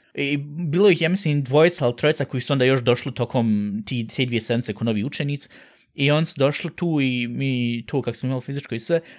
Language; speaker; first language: Bosnian; early bilingual, heritage; Bosnian